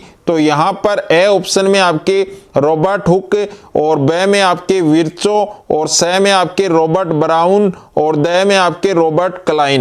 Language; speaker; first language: Hindi; native; Hindi